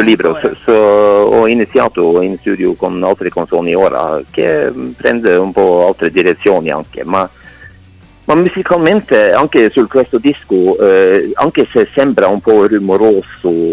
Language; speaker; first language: Italian; non-native, fluent; Norwegian